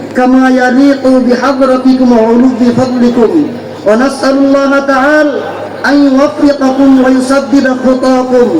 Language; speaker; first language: Arabic; non-native, fluent; Bangla